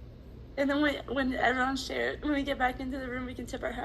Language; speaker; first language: English; native; English